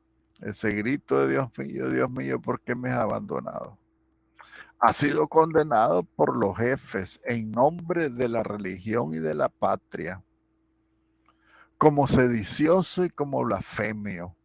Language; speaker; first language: Spanish; native; Spanish